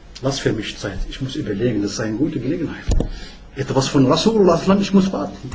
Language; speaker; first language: German; non-native, learner; Arabic